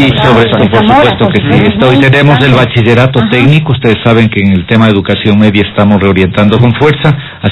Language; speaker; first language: Spanish; native; Spanish